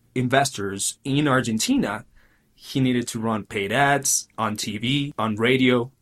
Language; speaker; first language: English; early bilingual, other home language; Spanish